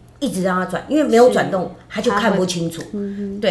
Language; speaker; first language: Chinese; native; Chinese